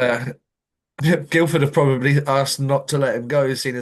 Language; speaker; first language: English; native; English